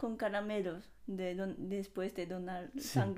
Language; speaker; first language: Spanish; non-native, fluent; Japanese